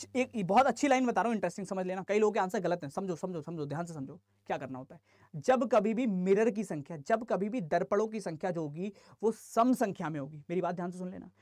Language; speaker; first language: Hindi; native; Hindi